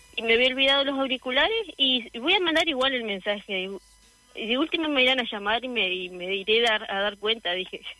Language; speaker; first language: Spanish; native; Spanish